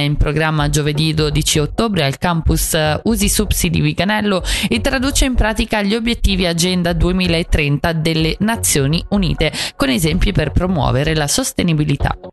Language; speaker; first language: Italian; native; Italian